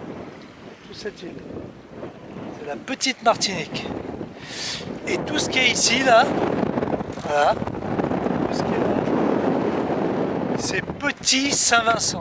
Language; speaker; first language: French; native; French